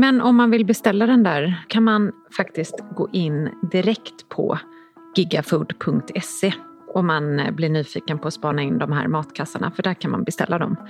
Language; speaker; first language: Swedish; native; Swedish